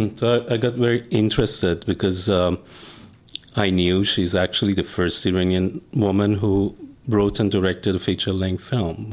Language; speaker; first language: English; non-native, fluent; Persian